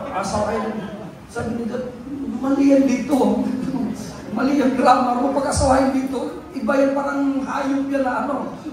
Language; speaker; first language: Filipino; non-native, local second language; Cebuano